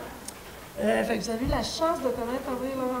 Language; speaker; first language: French; native; French